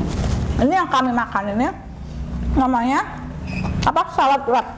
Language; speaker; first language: Indonesian; native; Indonesian